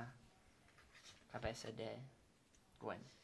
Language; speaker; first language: Spanish; non-native, learner; English